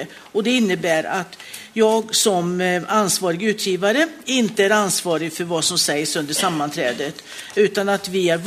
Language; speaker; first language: Swedish; native; Swedish